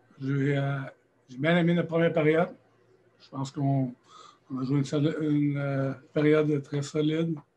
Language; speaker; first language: French; native; French